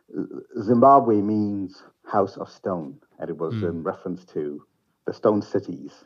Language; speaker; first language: English; non-native, local second language; Shona